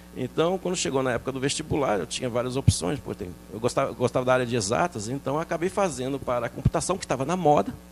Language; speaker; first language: Portuguese; early bilingual, other home language; French